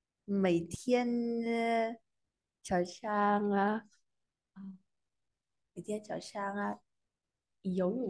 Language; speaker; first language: Chinese; non-native, learner; Vietnamese